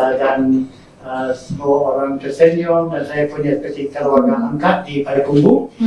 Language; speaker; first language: Indonesian; non-native, fluent; English